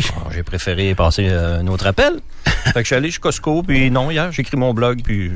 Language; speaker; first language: French; native; French